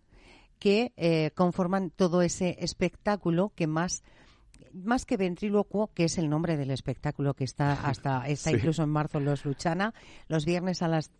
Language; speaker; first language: Spanish; native; Spanish